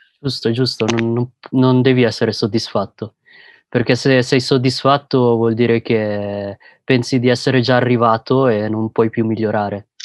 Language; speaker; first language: Italian; early bilingual, other home language; Filipino